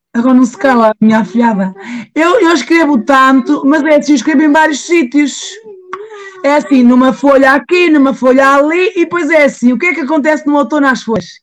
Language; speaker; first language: Portuguese; native; Portuguese